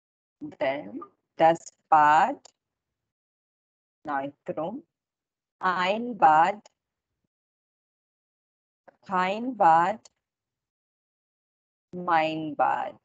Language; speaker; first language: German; non-native, fluent; Hindi